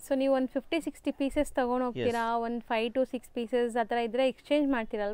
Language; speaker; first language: Kannada; native; Kannada